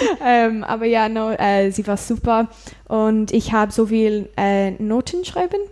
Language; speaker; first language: German; non-native, learner; English